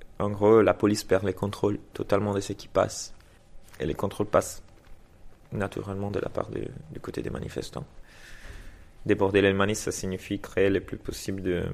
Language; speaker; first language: French; native; French